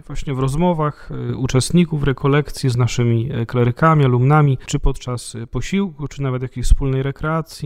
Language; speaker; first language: Polish; native; Polish